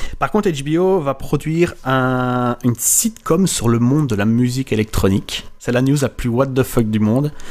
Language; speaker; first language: French; native; French